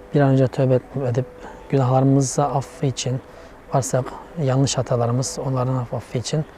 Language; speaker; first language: Turkish; native; Turkish